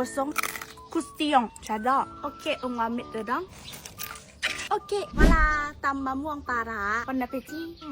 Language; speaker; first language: French; non-native, learner; Thai